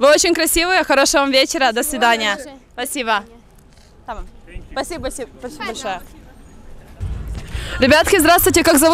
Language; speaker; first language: Russian; native; Russian